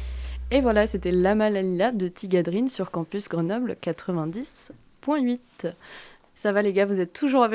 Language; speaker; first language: French; native; French